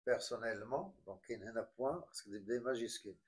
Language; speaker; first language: French; non-native, local second language; Arabic